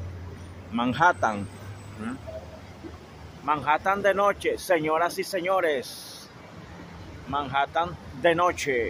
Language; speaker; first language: Spanish; native; Spanish